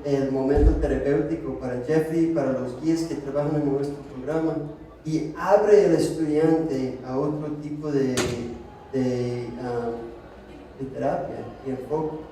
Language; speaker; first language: Spanish; non-native, fluent; English